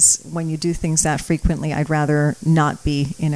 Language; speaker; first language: English; early bilingual, other home language; Croatian